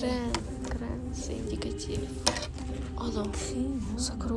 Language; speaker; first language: French; non-native, learner; Ukrainian